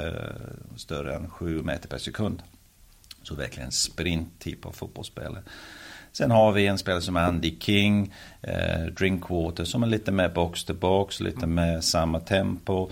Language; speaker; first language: Swedish; early bilingual, heritage; Swedish